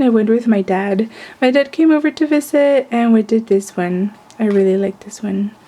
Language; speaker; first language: English; non-native, fluent; Spanish